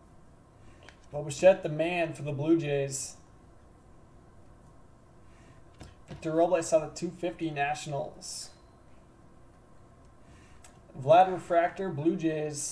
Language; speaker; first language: English; native; English